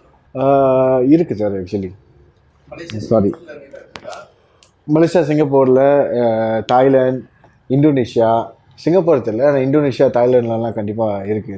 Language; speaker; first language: Tamil; native; Tamil